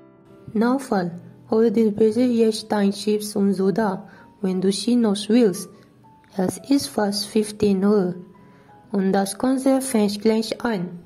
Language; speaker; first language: German; non-native, learner; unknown